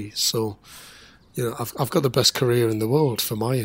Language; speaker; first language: English; native; English